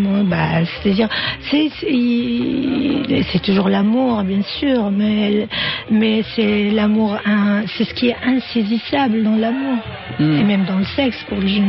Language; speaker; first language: French; non-native, fluent; Arabic